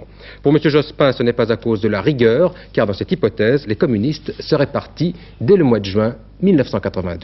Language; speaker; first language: French; native; French